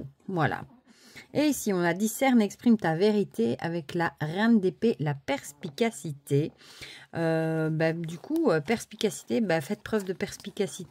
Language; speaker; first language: French; native; French